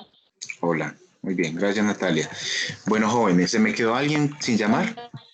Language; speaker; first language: Spanish; native; Spanish